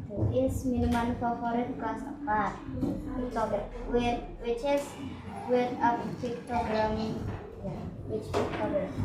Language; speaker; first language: English; non-native, learner; Indonesian